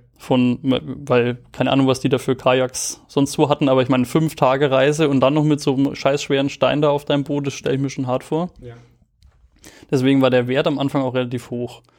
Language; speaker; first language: German; native; German